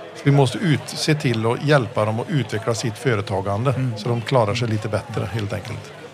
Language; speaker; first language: Swedish; early bilingual, heritage; Swedish